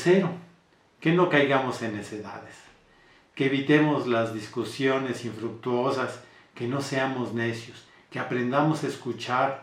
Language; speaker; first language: Spanish; native; Spanish